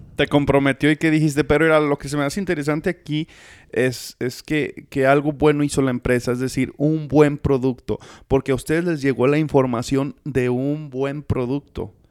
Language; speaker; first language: Spanish; native; Spanish